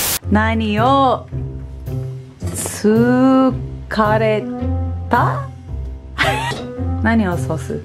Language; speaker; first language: Japanese; non-native, learner; English